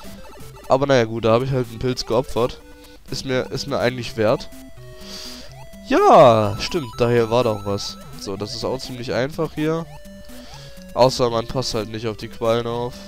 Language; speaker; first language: German; native; German